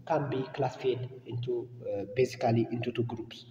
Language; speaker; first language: English; non-native, learner; Amharic